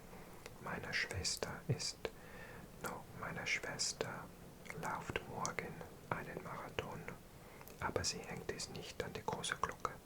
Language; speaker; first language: German; non-native, learner; English